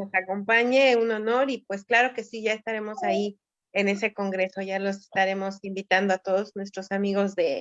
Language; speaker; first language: Spanish; native; Spanish